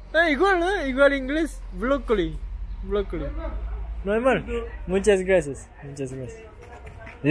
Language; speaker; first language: Spanish; non-native, learner; Japanese